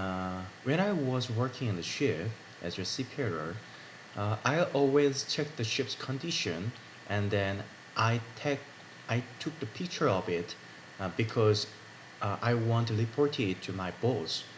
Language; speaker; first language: English; non-native, learner; Korean